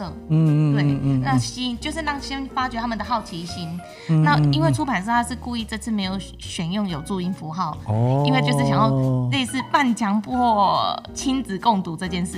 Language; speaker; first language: Chinese; native; Chinese